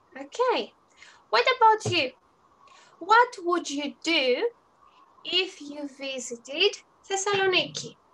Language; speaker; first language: English; non-native, fluent; Greek